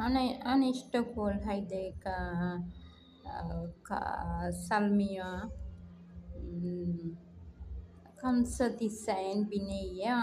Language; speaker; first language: Arabic; non-native, learner; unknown